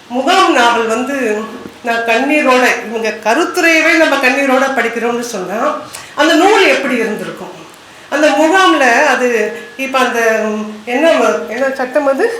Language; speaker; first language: Tamil; non-native, local second language; Kannada